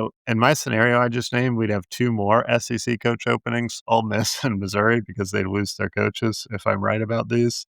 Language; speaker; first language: English; native; English